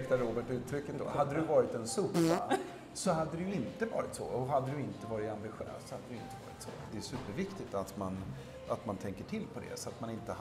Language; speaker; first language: Swedish; native; Swedish